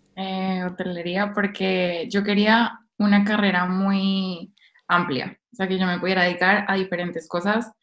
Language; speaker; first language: Spanish; native; Spanish